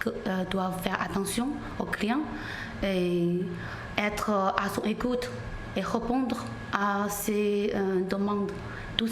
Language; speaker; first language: French; non-native, learner; Chinese